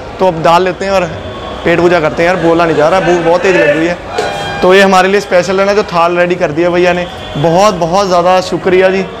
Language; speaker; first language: Hindi; non-native, local second language; Punjabi